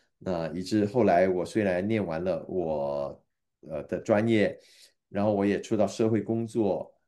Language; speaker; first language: Chinese; native; Chinese